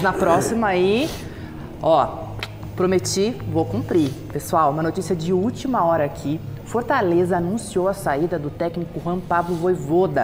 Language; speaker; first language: Portuguese; native; Portuguese